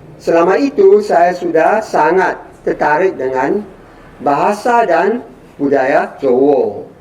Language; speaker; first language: Indonesian; non-native, fluent; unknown